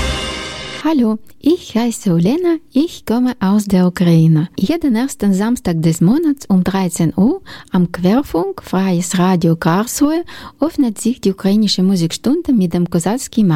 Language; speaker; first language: German; non-native, learner; Ukrainian